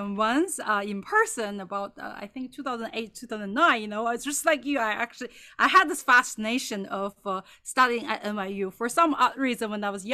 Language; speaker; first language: English; non-native, fluent; Chinese